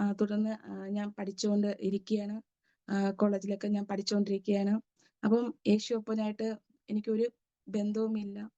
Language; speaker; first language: Malayalam; native; Malayalam